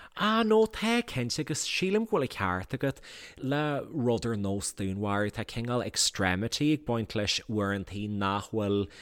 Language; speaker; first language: Irish; native; Irish